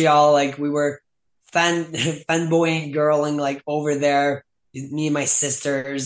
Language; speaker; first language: English; non-native, fluent; French